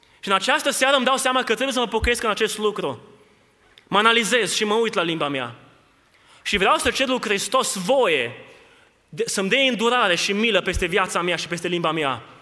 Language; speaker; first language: Romanian; native; Romanian